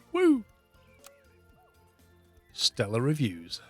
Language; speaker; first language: English; native; English